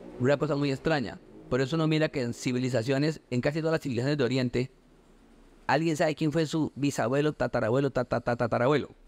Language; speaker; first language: Spanish; native; Spanish